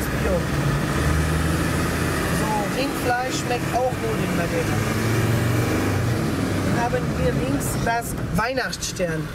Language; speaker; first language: German; non-native, learner; Portuguese